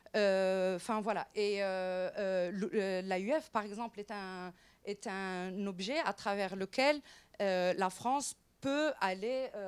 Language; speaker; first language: French; non-native, local second language; Arabic